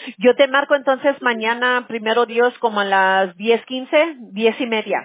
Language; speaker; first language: Spanish; early bilingual, heritage; Spanish